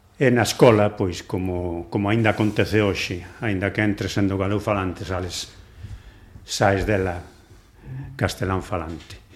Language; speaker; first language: Galician; non-native, local second language; Spanish